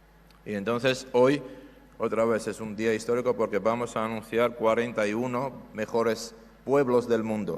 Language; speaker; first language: Spanish; non-native, fluent; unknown